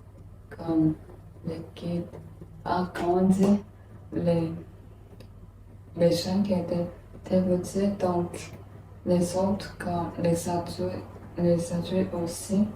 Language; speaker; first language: French; non-native, learner; English